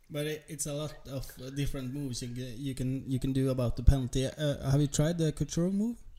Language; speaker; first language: English; non-native, learner; Norwegian